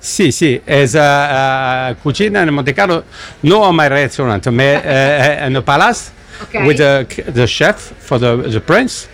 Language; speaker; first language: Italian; non-native, learner; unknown